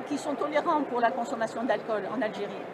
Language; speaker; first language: French; non-native, fluent; Spanish